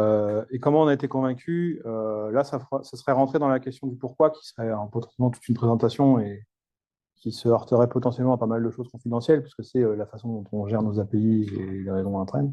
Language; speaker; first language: French; native; French